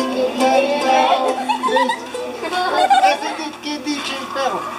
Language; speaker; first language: Spanish; non-native, learner; French